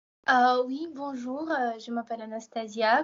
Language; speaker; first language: French; non-native, fluent; Russian